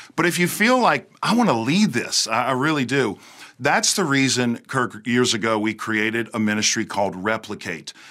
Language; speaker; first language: English; native; English